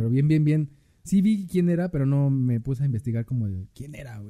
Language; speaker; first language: Spanish; native; Spanish